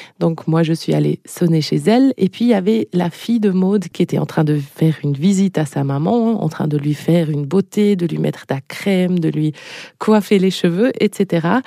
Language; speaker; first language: French; native; French